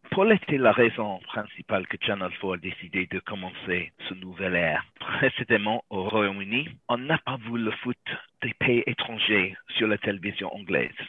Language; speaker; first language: French; non-native, learner; English